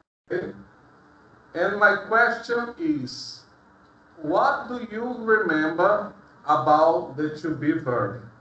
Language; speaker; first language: English; non-native, fluent; Portuguese